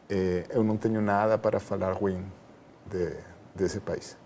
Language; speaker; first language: Portuguese; non-native, fluent; Spanish